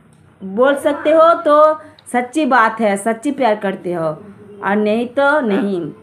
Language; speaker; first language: Hindi; non-native, local second language; Bangla